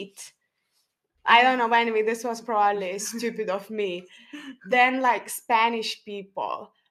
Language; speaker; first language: English; non-native, fluent; Lithuanian